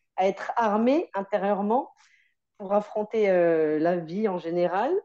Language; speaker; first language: French; native; French